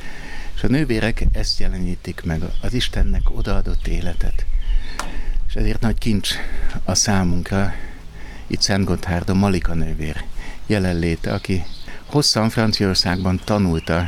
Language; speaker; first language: Hungarian; native; Hungarian